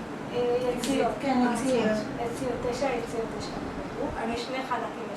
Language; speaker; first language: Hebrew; non-native, fluent; Marathi